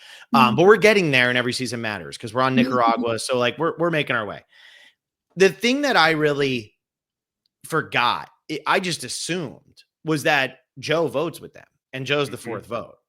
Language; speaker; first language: English; native; English